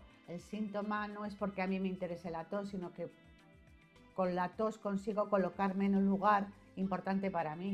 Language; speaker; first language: Spanish; native; Spanish